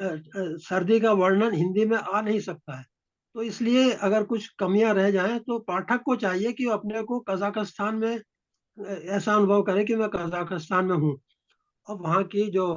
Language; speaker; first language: Hindi; native; Hindi